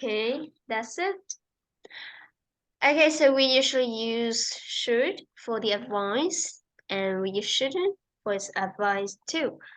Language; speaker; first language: English; non-native, fluent; Vietnamese